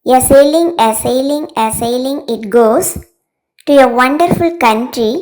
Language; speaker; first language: English; non-native, local second language; Tamil